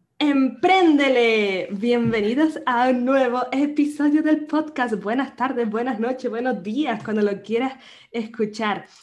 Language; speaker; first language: Spanish; native; Spanish